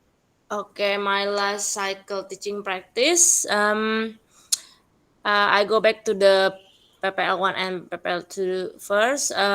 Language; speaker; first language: English; non-native, learner; Indonesian